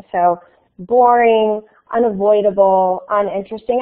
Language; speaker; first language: English; native; English